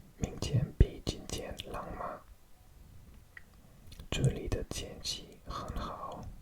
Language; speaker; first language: Chinese; non-native, learner; English